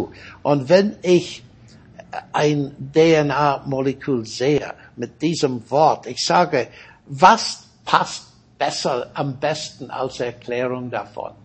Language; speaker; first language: German; non-native, fluent; English